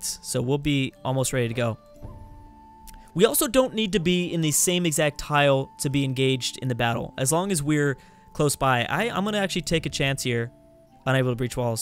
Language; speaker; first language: English; native; English